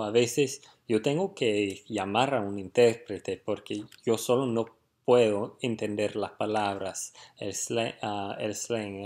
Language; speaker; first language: Spanish; non-native, fluent; English